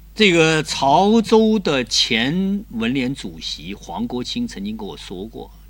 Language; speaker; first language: Chinese; native; Chinese